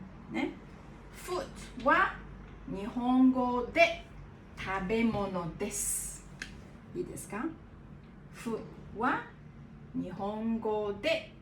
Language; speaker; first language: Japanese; non-native, fluent; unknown